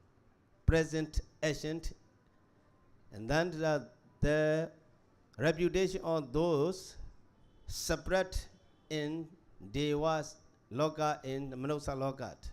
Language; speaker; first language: English; non-native, fluent; Burmese